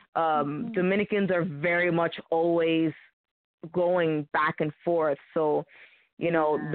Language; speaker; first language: English; early bilingual, other home language; Spanish